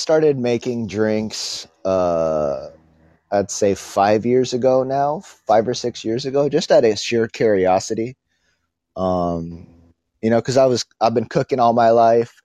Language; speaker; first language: English; early bilingual, other home language; Filipino